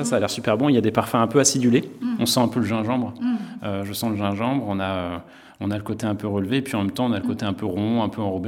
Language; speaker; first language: French; native; French